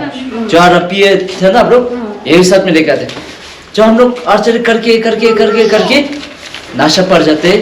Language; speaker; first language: Hindi; non-native, fluent; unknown